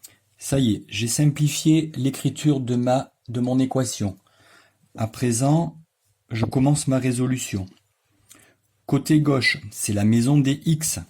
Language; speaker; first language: French; native; French